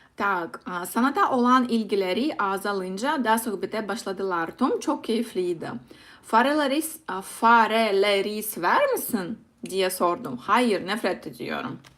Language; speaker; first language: Turkish; non-native, learner; Russian